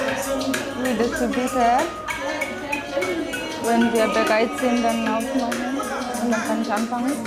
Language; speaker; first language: German; non-native, learner; Kikuyu